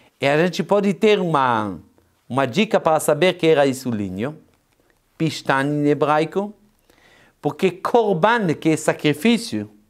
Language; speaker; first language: Portuguese; non-native, fluent; Hebrew